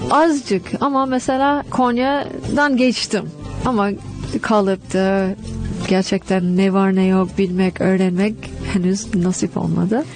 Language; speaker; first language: Turkish; non-native, fluent; English